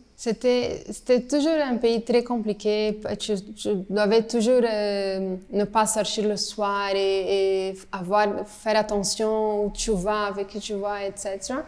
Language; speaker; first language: French; early bilingual, heritage; French